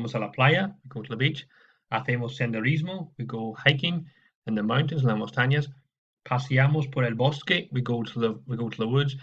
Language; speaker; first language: Spanish; non-native, fluent; English